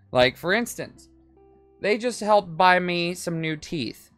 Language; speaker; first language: English; native; English